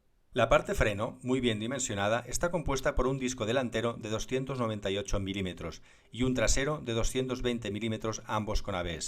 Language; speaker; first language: Spanish; native; Spanish